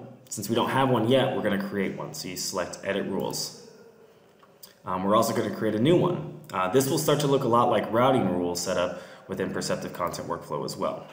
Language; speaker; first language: English; native; English